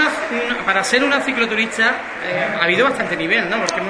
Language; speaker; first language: Spanish; native; Spanish